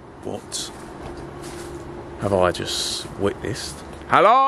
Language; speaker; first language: English; native; English